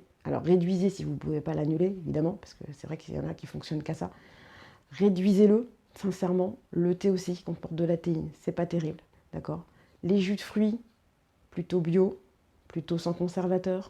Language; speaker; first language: French; native; French